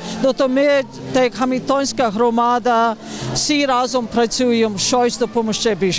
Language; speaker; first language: Ukrainian; early bilingual, heritage; Ukrainian